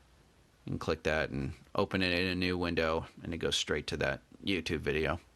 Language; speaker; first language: English; native; English